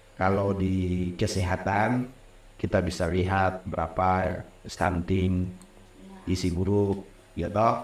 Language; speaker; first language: Indonesian; non-native, local second language; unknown